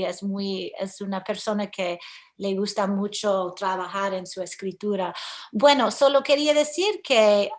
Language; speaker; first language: Spanish; early bilingual, heritage; English